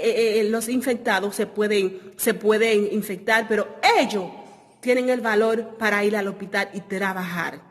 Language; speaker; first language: Spanish; non-native, fluent; Haitian Creole